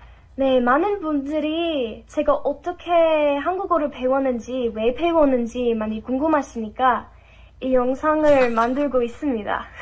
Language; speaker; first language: Korean; non-native, fluent; English